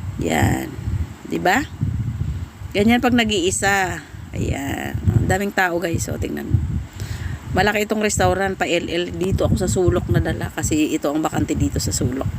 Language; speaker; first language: Filipino; native; Filipino